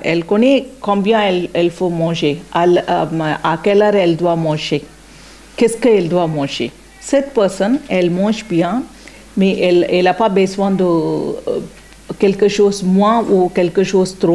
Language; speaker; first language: French; non-native, learner; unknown